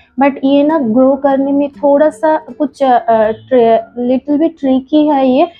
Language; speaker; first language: Hindi; non-native, local second language; Bangla